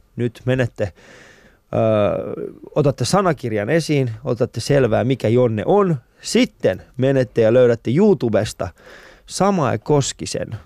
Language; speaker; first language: Finnish; early bilingual, other home language; Persian